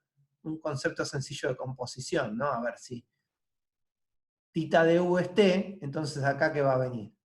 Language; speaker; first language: Spanish; native; Spanish